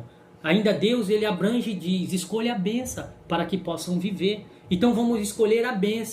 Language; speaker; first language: Portuguese; native; Portuguese